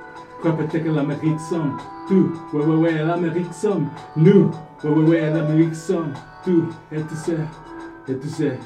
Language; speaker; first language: French; non-native, learner; Spanish